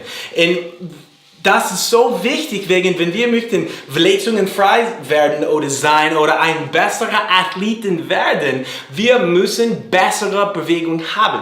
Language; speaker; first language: German; non-native, learner; English